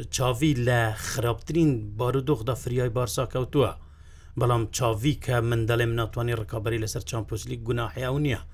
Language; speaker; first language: Central Kurdish; non-native, local second language; Kurdish